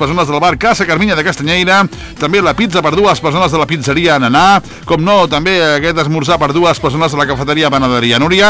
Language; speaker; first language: Catalan; native; Catalan